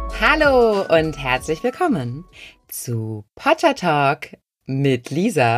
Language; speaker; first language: German; native; German